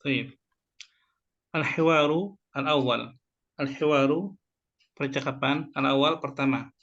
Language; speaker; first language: Arabic; non-native, fluent; Indonesian